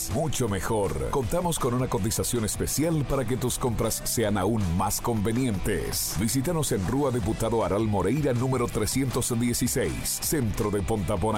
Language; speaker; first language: Spanish; native; Spanish